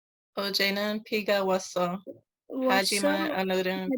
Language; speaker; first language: Korean; non-native, learner; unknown